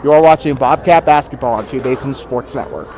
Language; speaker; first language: English; native; English